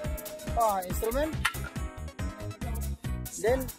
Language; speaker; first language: English; non-native, learner; Filipino